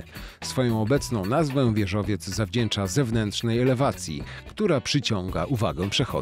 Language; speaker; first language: Polish; native; Polish